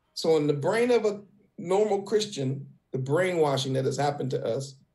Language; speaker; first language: English; native; English